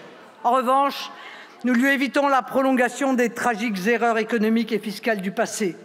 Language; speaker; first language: French; native; French